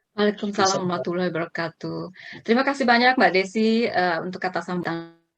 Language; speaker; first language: Indonesian; native; Indonesian